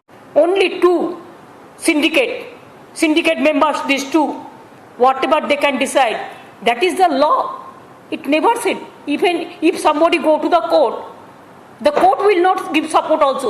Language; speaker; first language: English; non-native, local second language; Bangla